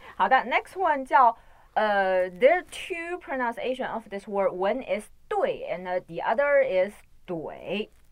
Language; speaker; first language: English; non-native, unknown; Chinese